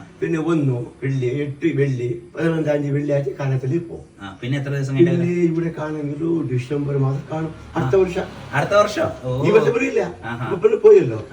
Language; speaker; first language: Malayalam; non-native, learner; Kannada